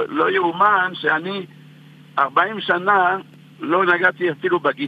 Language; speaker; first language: Hebrew; non-native, fluent; French